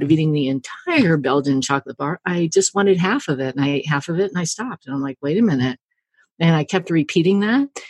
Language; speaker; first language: English; native; English